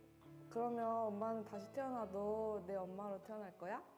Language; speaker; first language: Korean; native; Korean